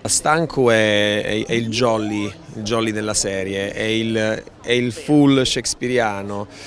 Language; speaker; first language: Italian; non-native, fluent; Romanian